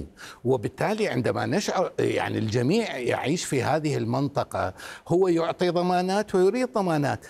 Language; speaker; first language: Arabic; non-native, fluent; Persian